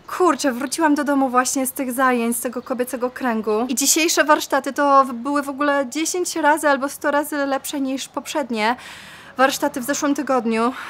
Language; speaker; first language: Polish; native; Polish